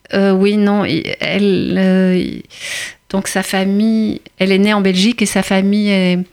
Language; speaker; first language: French; native; French